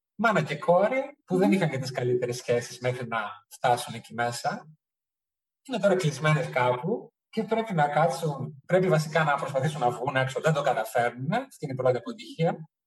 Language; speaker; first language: Greek; early bilingual, heritage; Greek